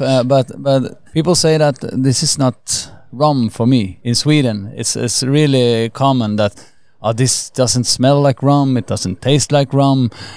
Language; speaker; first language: English; non-native, fluent; Swedish